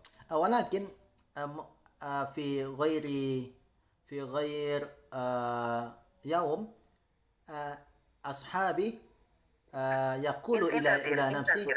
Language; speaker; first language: Arabic; non-native, learner; Indonesian